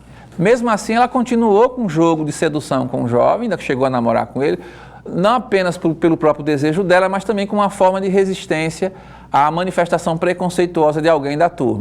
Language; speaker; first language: Portuguese; native; Portuguese